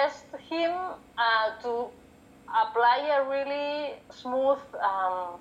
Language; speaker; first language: English; non-native, fluent; Catalan